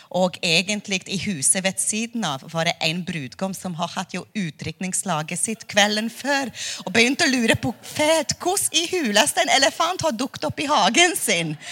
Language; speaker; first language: Norwegian; non-native, fluent; Hungarian